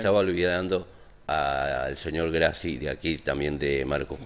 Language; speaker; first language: Spanish; native; Spanish